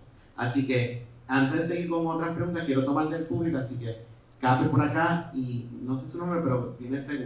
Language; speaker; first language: Spanish; native; Spanish